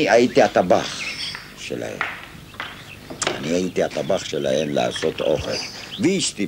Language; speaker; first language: Hebrew; non-native, fluent; Ladino